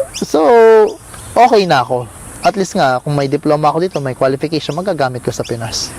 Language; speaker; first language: Filipino; non-native, local second language; Pampanga